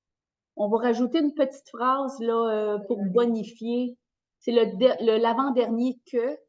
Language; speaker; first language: French; native; French